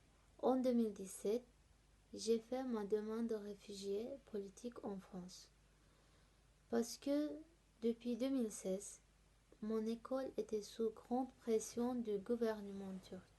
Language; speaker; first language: French; non-native, learner; Turkish